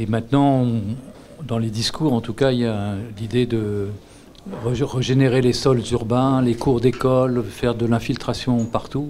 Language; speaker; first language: French; native; French